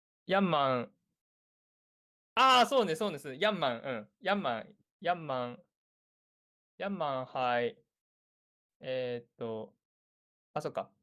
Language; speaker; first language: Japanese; native; Japanese